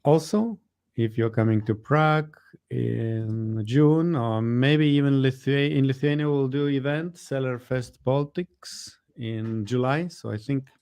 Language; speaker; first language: English; non-native, fluent; Lithuanian